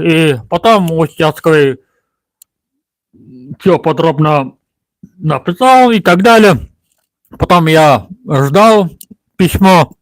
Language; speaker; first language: Russian; non-native, local second language; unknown